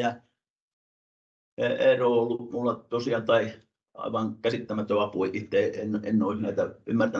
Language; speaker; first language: Finnish; native; Finnish